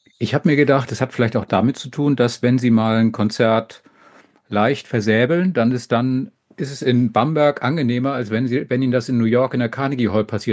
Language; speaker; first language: German; native; German